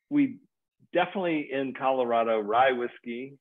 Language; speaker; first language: English; native; English